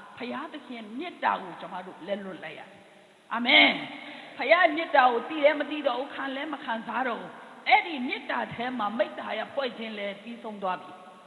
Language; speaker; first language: Burmese; non-native, local second language; Tedim Chin